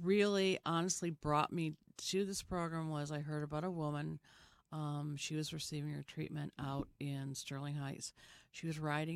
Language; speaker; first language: English; native; English